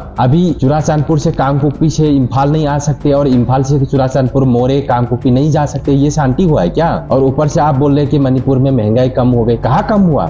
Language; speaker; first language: Hindi; non-native, local second language; Manipuri